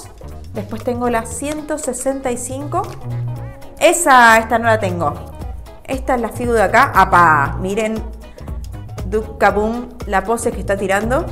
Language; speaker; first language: Spanish; native; Spanish